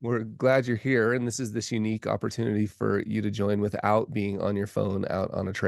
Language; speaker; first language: English; native; English